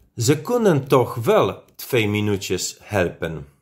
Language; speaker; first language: Dutch; non-native, fluent; Polish